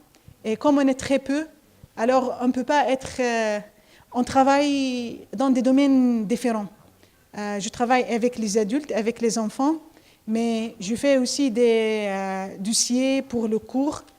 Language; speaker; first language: French; non-native, fluent; Arabic